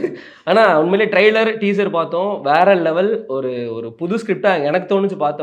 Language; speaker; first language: Tamil; native; Tamil